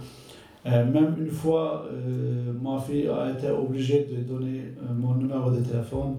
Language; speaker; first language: French; non-native, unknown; Turkish